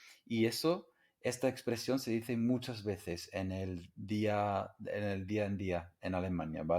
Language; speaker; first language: Spanish; non-native, fluent; English